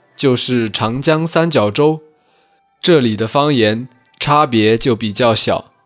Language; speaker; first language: Chinese; non-native, local second language; Wu Chinese